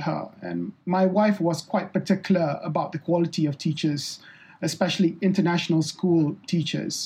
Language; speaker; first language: English; non-native, local second language; Malay